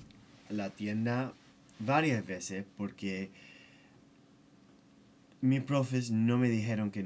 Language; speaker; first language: Spanish; non-native, fluent; English